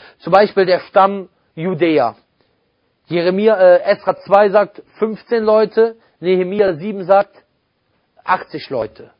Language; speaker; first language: German; native; German